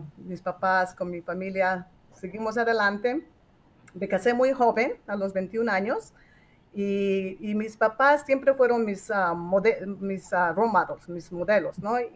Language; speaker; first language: Spanish; native; Spanish